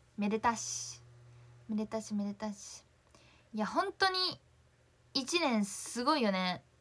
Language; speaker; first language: Japanese; native; Japanese